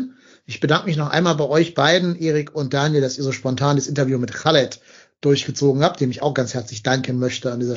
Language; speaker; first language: German; native; German